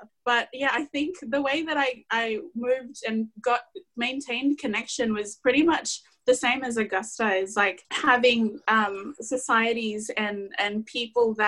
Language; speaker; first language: English; non-native, fluent; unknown